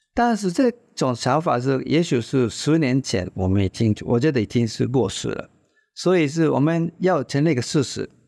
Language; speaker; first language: Chinese; non-native, fluent; Japanese